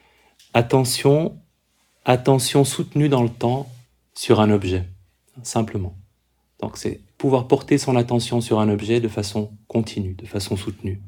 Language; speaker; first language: French; native; French